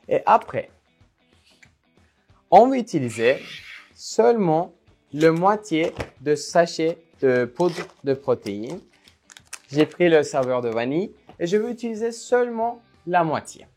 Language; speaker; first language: French; non-native, fluent; Turkish